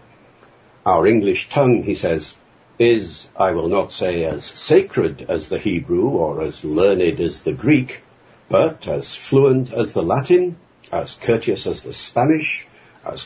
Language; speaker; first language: English; native; English